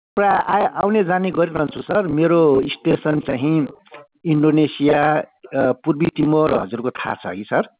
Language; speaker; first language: Nepali; native; Nepali